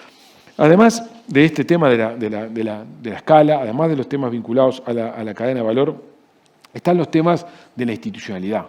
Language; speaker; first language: Spanish; native; Spanish